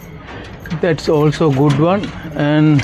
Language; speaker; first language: English; non-native, fluent; Sinhala